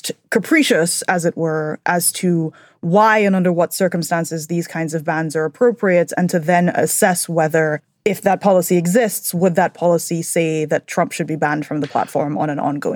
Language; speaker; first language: English; native; English